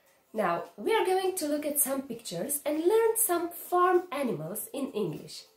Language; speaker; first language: English; non-native, fluent; Romanian